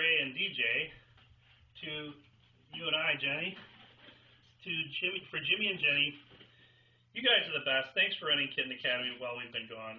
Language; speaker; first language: English; native; English